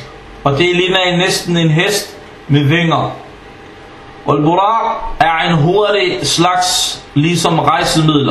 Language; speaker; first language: Danish; non-native, fluent; Arabic